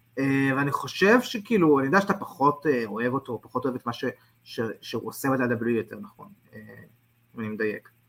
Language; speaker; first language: Hebrew; native; Hebrew